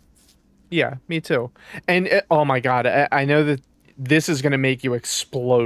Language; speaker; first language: English; native; English